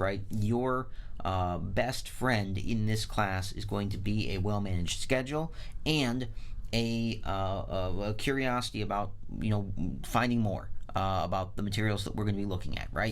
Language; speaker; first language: English; native; English